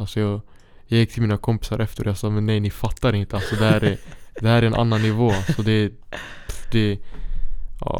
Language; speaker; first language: Swedish; early bilingual, other home language; Syriac